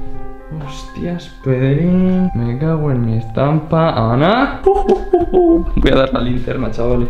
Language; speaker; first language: Spanish; native; Spanish